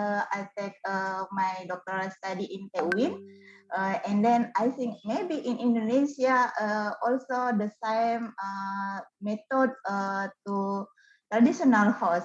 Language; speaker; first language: English; non-native, learner; Indonesian